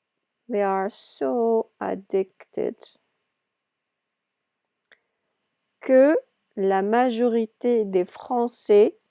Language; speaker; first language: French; non-native, fluent; English